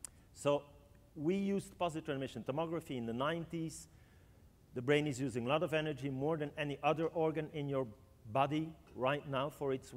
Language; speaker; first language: English; non-native, fluent; French